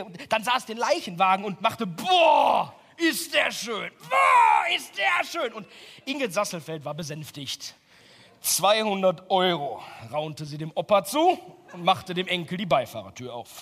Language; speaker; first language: German; native; German